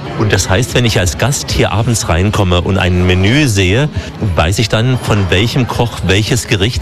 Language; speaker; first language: German; native; German